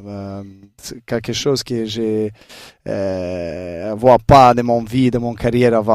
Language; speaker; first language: French; non-native, learner; Serbian